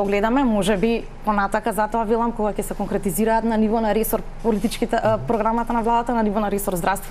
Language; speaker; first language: Macedonian; native; Macedonian